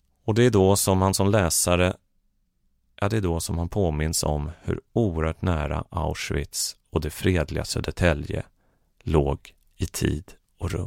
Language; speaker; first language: Swedish; native; Swedish